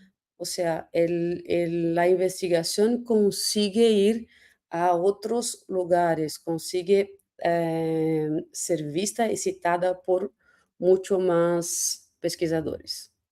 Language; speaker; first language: Spanish; non-native, fluent; Portuguese